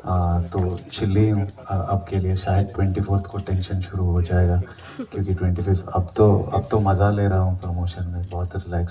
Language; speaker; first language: Hindi; non-native, local second language; Telugu